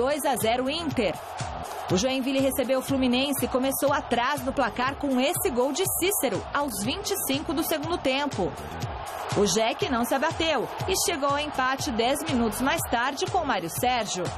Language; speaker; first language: Portuguese; native; Portuguese